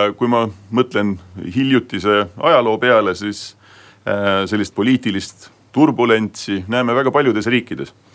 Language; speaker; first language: Estonian; native; Estonian